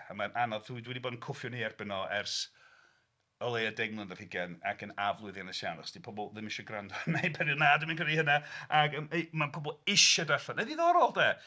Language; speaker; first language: Welsh; native; Welsh